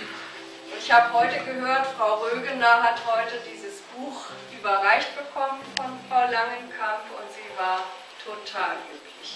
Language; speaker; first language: German; native; German